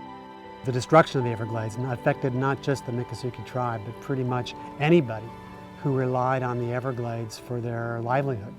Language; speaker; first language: English; native; English